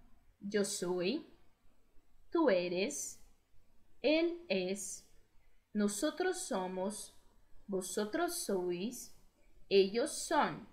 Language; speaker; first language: Spanish; non-native, fluent; Portuguese